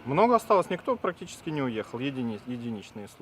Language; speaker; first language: Russian; native; Russian